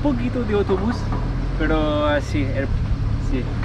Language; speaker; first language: Spanish; non-native, learner; French